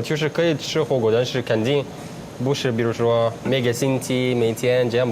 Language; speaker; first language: Chinese; non-native, learner; Arabic